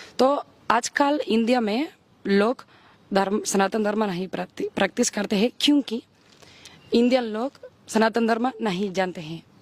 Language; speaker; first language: Hindi; non-native, learner; Spanish